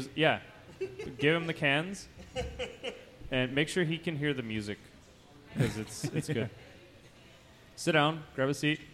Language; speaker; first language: English; native; English